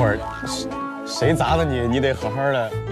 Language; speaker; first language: Chinese; native; Chinese